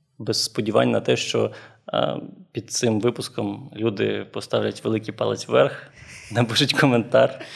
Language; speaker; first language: Ukrainian; native; Ukrainian